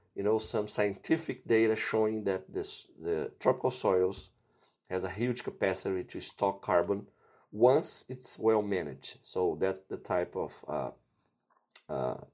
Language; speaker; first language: English; non-native, fluent; Portuguese